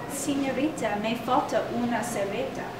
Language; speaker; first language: Spanish; non-native, learner; English